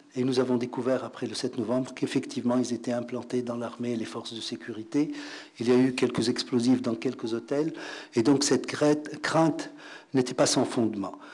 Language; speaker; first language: French; non-native, local second language; Arabic